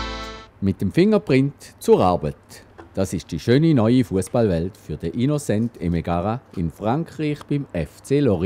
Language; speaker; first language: German; native; German